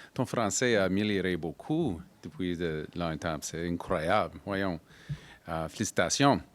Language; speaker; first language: French; non-native, learner; English